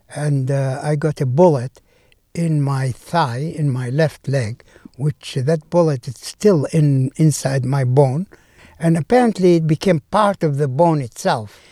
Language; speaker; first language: English; non-native, fluent; Arabic